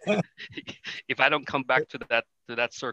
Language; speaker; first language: English; non-native, local second language; Filipino